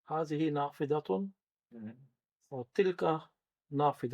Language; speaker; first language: Arabic; non-native, learner; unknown